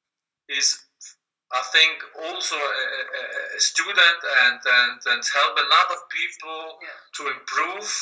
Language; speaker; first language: English; non-native, learner; German